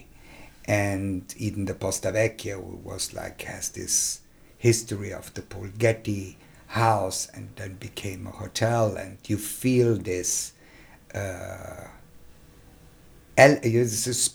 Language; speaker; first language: English; non-native, fluent; German